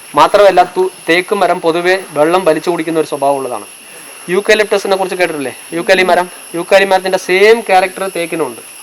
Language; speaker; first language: Malayalam; non-native, local second language; Tamil